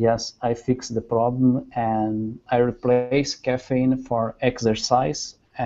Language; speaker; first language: English; non-native, learner; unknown